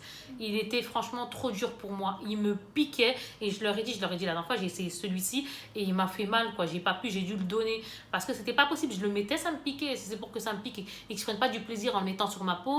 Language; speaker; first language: French; native; French